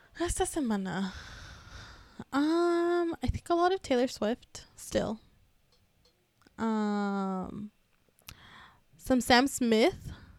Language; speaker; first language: English; early bilingual, other home language; Spanish